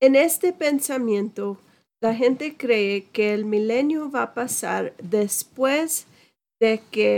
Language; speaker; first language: Spanish; non-native, fluent; English